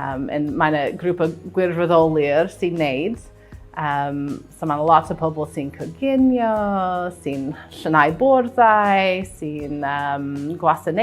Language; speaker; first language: Welsh; non-native, fluent; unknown